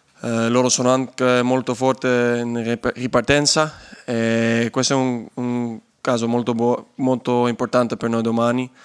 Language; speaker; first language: Italian; non-native, learner; Dutch